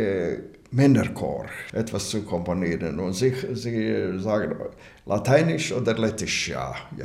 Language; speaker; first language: German; non-native, learner; Latvian